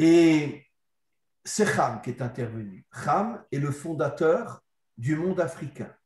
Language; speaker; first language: French; native; French